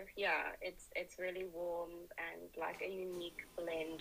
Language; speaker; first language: English; native; English